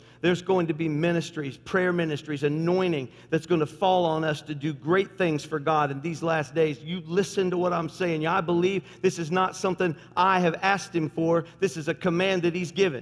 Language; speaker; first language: English; native; English